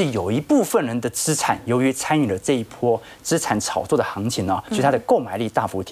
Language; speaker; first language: Chinese; native; Chinese